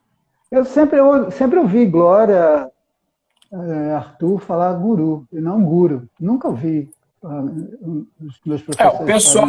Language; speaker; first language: Portuguese; native; Portuguese